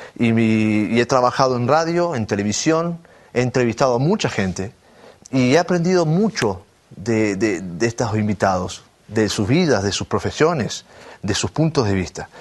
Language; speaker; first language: Spanish; native; Spanish